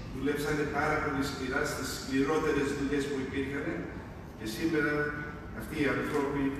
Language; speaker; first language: Greek; early bilingual, heritage; Greek